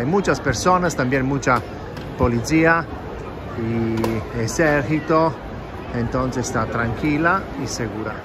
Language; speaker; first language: Spanish; non-native, fluent; Italian